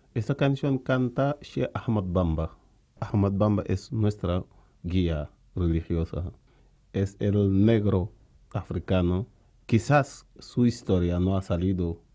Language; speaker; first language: Spanish; non-native, fluent; Wolof